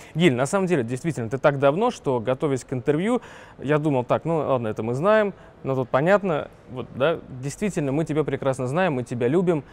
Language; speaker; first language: Russian; native; Russian